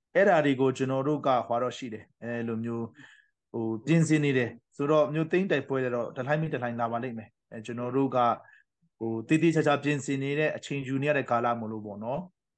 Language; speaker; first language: Burmese; non-native, local second language; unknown